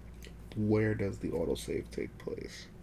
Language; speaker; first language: English; native; English